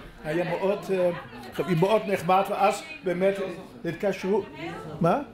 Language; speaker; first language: Hebrew; non-native, fluent; Dutch